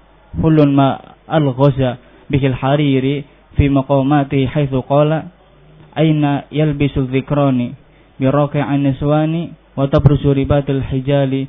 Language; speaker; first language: Arabic; non-native, fluent; Indonesian